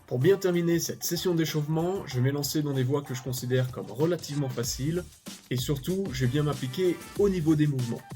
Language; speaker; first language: French; native; French